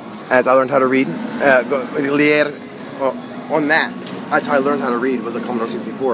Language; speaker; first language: English; early bilingual, other home language; Spanish